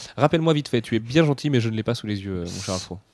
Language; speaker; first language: French; native; French